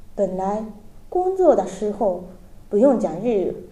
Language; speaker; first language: Chinese; non-native, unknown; Japanese